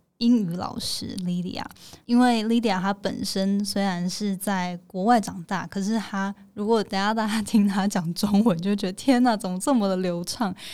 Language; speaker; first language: Chinese; native; Chinese